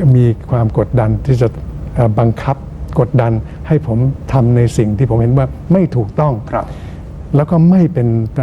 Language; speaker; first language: Thai; native; Thai